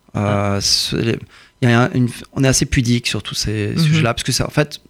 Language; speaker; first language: French; early bilingual, other home language; Persian